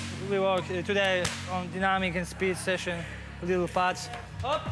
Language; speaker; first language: English; non-native, learner; Polish